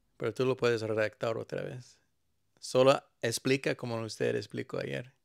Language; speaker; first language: Spanish; early bilingual, heritage; Spanish